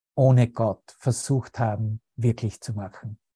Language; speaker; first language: German; native; German